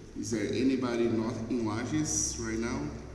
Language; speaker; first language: English; non-native, fluent; Portuguese